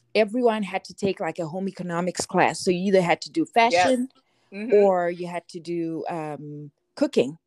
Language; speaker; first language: English; non-native, local second language; Shona